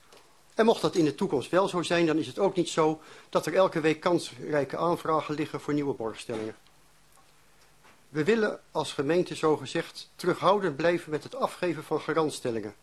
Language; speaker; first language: Dutch; native; Dutch